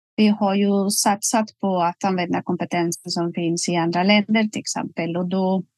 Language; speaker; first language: Swedish; non-native, fluent; Spanish